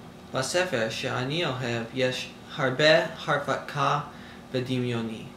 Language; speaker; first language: Hebrew; non-native, learner; English